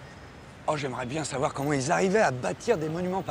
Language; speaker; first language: French; native; French